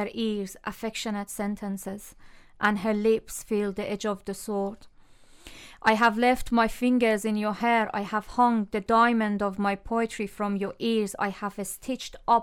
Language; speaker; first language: English; non-native, fluent; Persian